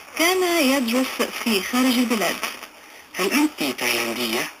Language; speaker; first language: Arabic; non-native, fluent; Malay